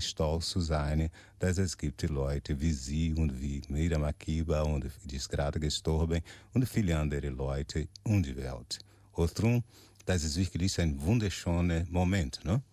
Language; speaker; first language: German; non-native, learner; Portuguese